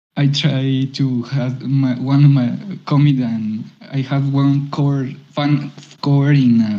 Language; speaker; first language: English; non-native, learner; Spanish